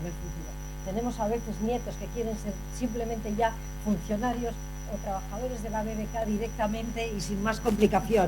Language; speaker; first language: Spanish; native; Spanish